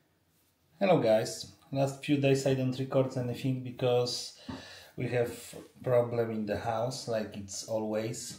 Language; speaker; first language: English; non-native, learner; Polish